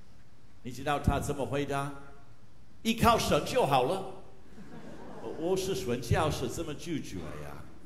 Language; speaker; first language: Chinese; non-native, fluent; English